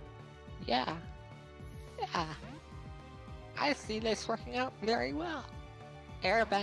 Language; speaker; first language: English; native; English